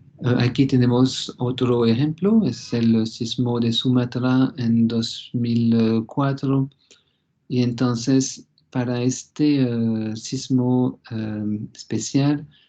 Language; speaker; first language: Spanish; non-native, fluent; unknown